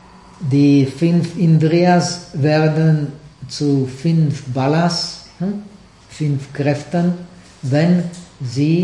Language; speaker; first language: German; non-native, fluent; Czech